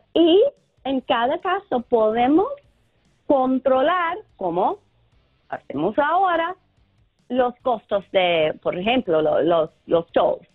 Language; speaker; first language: Spanish; non-native, fluent; English